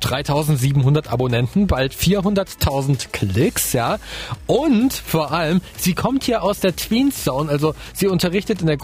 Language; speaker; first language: German; native; German